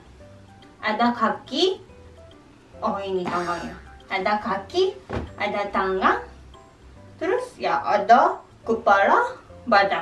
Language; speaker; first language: Indonesian; non-native, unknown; Japanese